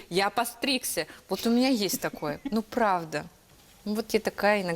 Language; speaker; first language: Russian; native; Russian